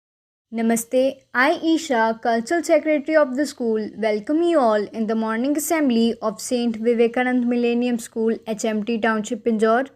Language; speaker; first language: English; non-native, local second language; Hindi